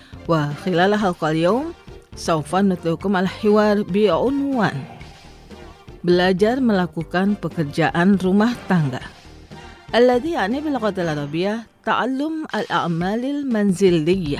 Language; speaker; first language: Arabic; non-native, learner; Indonesian